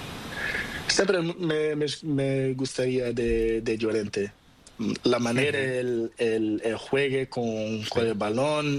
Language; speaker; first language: Spanish; non-native, learner; Portuguese